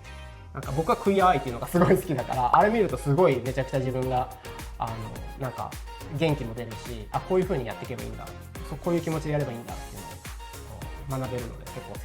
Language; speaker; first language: Japanese; native; Japanese